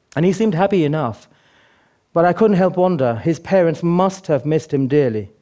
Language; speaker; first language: English; native; English